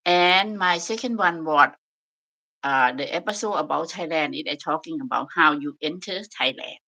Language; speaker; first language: English; non-native, learner; Thai